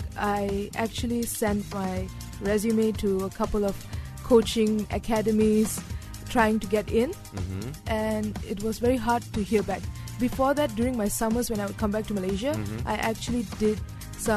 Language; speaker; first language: English; non-native, local second language; Tamil